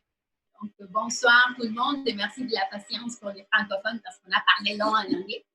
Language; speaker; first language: French; native; French